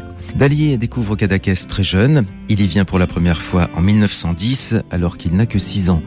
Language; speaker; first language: French; native; French